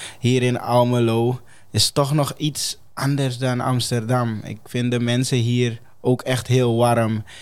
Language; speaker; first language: Dutch; non-native, fluent; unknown